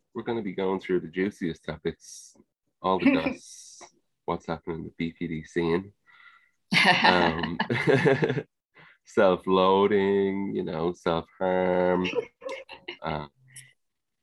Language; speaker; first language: English; native; English